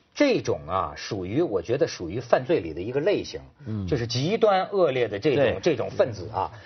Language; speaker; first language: Chinese; native; Chinese